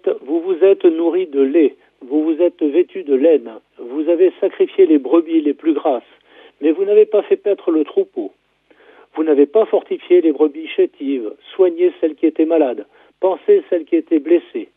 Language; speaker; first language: French; native; French